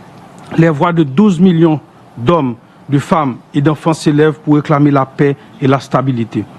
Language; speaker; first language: French; non-native, local second language; Haitian Creole